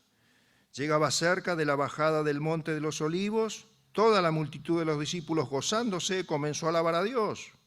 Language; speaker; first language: Spanish; native; Spanish